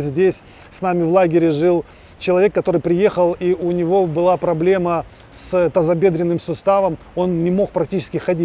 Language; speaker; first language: Russian; native; Russian